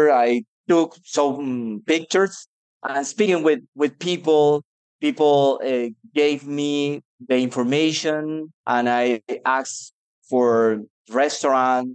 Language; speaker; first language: English; non-native, learner; Spanish